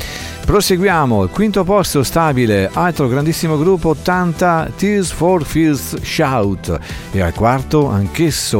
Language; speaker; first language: Italian; native; Italian